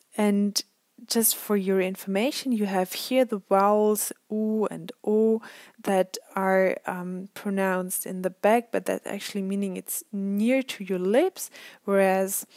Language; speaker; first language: English; non-native, fluent; German